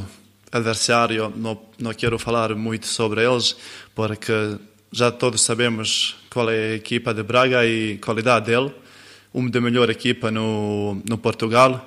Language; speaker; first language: Portuguese; non-native, learner; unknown